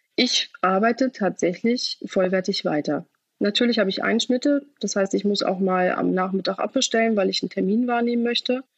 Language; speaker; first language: German; native; German